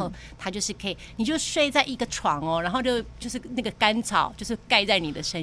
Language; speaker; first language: Chinese; native; Chinese